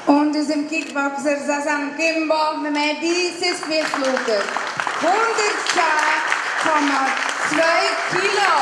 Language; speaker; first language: German; native; German